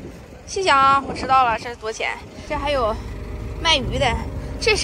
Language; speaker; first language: Chinese; native; Chinese